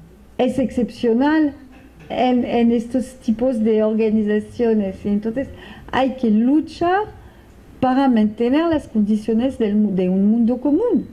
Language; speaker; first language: Spanish; non-native, fluent; French